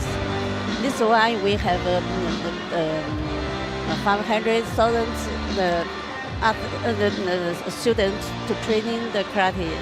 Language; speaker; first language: English; non-native, learner; Chinese